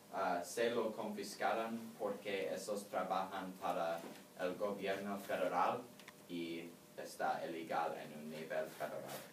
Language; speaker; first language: Spanish; non-native, learner; English